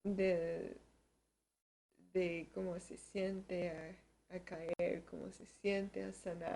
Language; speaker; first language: Spanish; early bilingual, heritage; Spanish